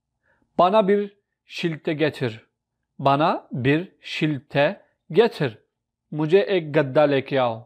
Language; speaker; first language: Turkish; non-native, fluent; Urdu